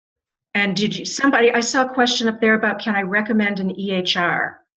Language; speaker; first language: English; native; English